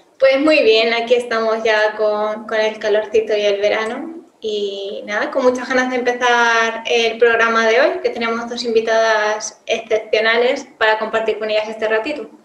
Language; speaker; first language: Spanish; native; Spanish